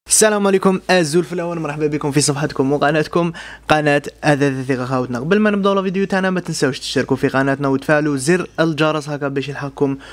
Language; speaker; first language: Arabic; native; Arabic